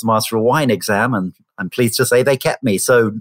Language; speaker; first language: English; native; English